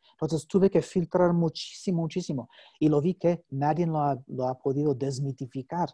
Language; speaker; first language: Spanish; non-native, fluent; English